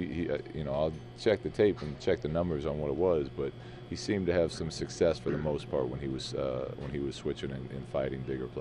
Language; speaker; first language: English; native; English